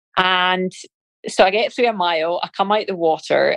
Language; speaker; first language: English; native; English